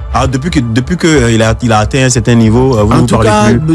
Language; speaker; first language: French; native; French